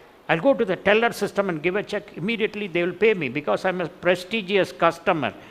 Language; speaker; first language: English; non-native, local second language; Tamil